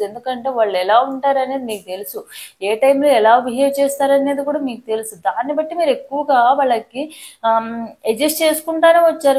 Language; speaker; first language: Telugu; native; Telugu